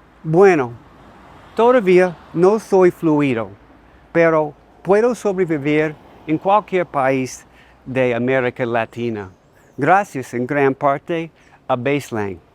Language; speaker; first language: Spanish; non-native, learner; English